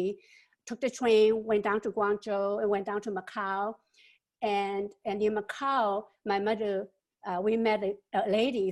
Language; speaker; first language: English; non-native, local second language; Wu Chinese